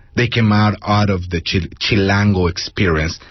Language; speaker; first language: English; non-native, fluent; Spanish